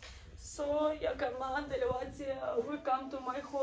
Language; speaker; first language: English; non-native, learner; Russian